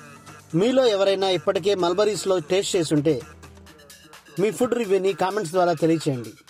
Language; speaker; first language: Telugu; native; Telugu